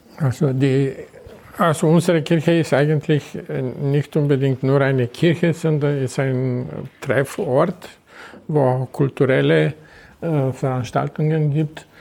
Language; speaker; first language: German; non-native, fluent; Romanian